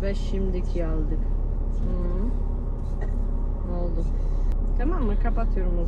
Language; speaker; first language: Turkish; non-native, fluent; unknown